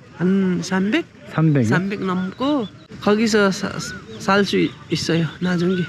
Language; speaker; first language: Korean; non-native, learner; Nepali